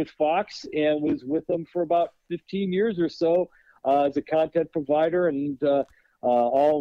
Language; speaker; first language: English; native; English